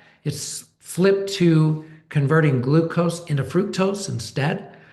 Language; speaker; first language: English; native; English